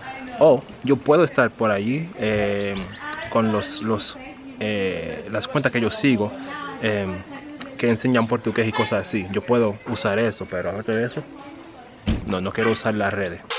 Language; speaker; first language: Spanish; early bilingual, heritage; Spanish